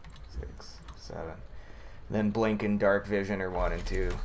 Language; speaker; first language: English; native; English